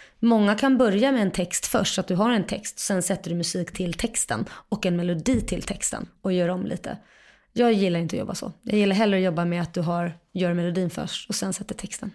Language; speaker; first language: Swedish; native; Swedish